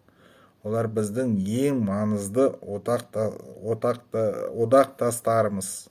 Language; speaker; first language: Kazakh; non-native, local second language; Russian